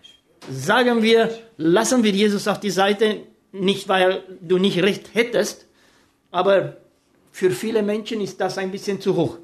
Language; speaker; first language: German; non-native, fluent; Romanian